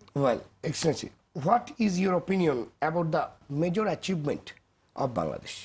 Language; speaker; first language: English; non-native, local second language; Bangla